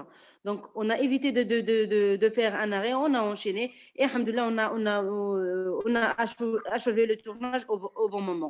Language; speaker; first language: French; non-native, local second language; Arabic